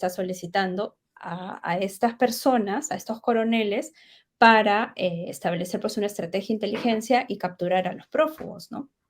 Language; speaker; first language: Spanish; native; Spanish